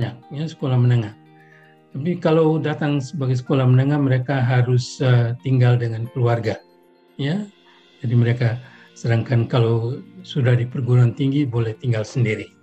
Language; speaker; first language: Indonesian; non-native, local second language; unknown